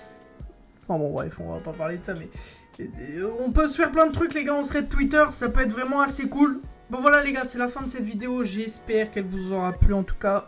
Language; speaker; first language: French; native; French